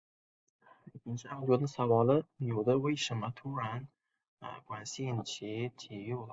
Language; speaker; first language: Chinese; non-native, fluent; Uzbek